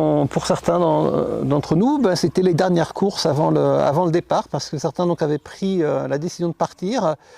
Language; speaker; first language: French; native; French